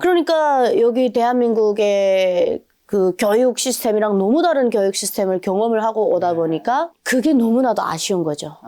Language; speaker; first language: Korean; native; Korean